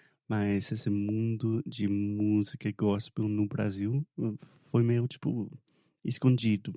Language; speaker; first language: Portuguese; non-native, fluent; English